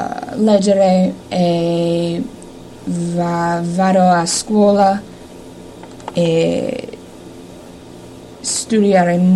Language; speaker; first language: Italian; non-native, learner; English